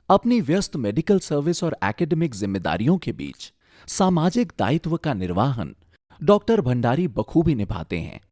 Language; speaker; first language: Hindi; native; Hindi